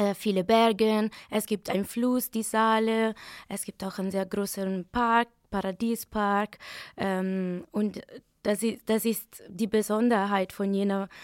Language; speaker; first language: German; non-native, fluent; Italian